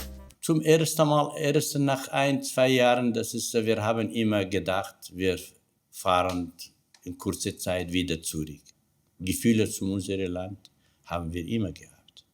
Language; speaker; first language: German; non-native, learner; Kurdish